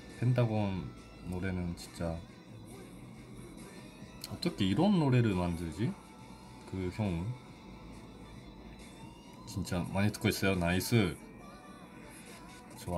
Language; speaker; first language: Korean; non-native, fluent; Japanese